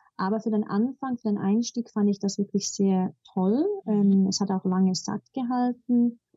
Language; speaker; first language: German; early bilingual, heritage; German